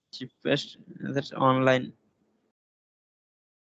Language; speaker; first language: English; non-native, learner; Hindi